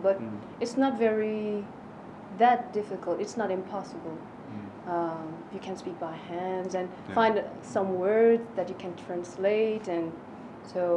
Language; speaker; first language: English; non-native, fluent; French